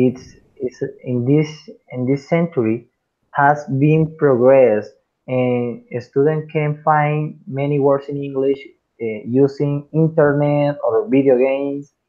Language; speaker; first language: English; non-native, fluent; Spanish